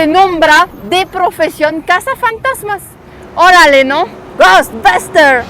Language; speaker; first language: Spanish; native; Spanish